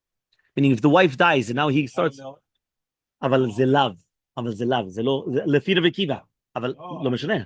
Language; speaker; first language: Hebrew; non-native, fluent; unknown